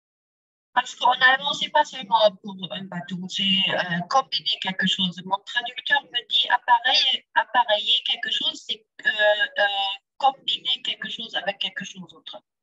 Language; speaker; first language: French; non-native, learner; German